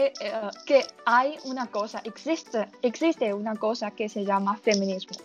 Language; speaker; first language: Spanish; non-native, learner; Chinese